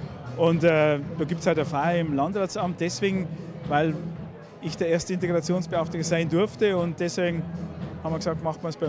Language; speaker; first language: German; native; German